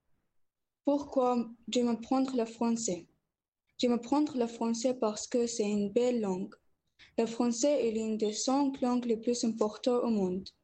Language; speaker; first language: French; non-native, learner; Arabic